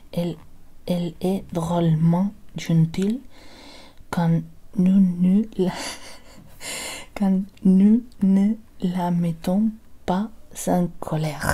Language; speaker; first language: French; non-native, learner; Spanish